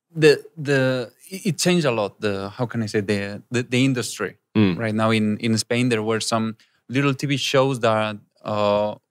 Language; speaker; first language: English; non-native, fluent; Spanish